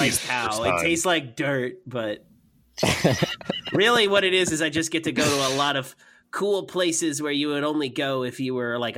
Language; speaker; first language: English; native; English